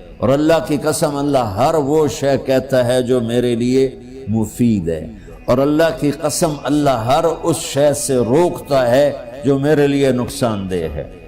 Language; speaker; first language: Urdu; non-native, local second language; Punjabi